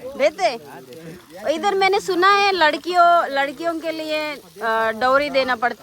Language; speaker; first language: Hindi; non-native, local second language; Telugu